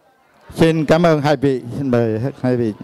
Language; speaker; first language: Vietnamese; native; Vietnamese